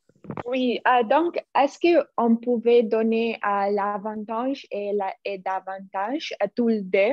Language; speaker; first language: French; non-native, learner; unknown